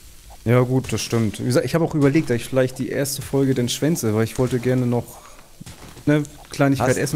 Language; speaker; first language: German; native; German